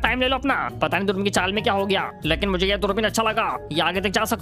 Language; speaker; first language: Hindi; native; Hindi